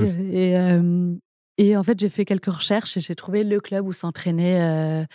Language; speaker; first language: French; native; French